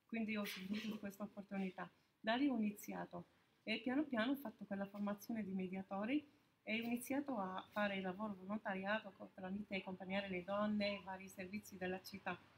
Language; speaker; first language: Italian; non-native, fluent; Arabic